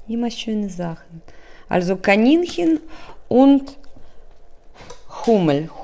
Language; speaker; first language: German; non-native, learner; Russian